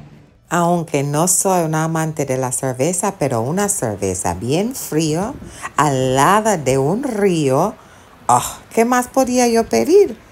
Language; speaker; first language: Spanish; non-native, fluent; English